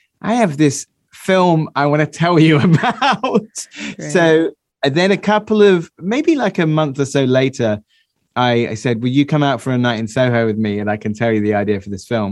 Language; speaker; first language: English; native; English